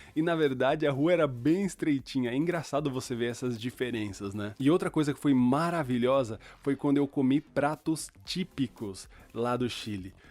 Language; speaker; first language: Portuguese; early bilingual, other home language; Spanish